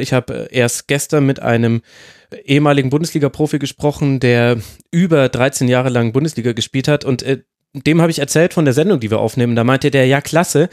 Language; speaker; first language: German; native; German